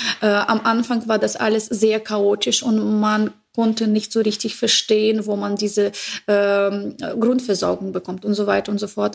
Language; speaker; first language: German; non-native, learner; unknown